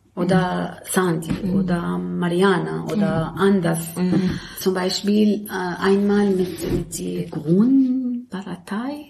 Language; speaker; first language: German; non-native, learner; Arabic